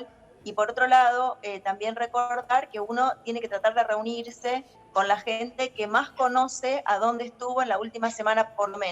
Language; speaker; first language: Spanish; native; Spanish